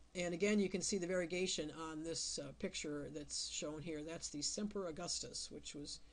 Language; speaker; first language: English; native; English